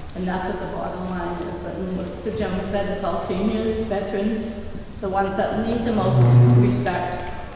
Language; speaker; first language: English; native; English